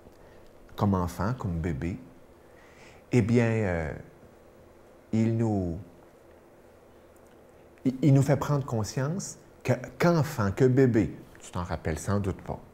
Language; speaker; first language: French; native; French